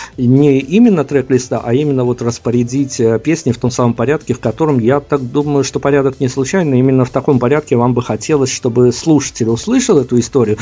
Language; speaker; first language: Russian; native; Russian